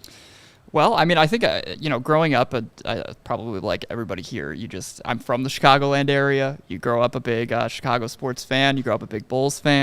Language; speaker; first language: English; native; English